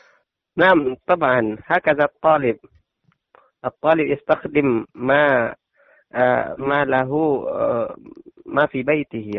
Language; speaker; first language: Arabic; non-native, learner; Indonesian